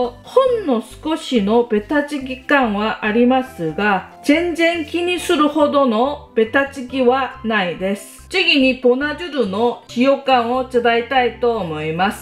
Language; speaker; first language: Japanese; non-native, fluent; Korean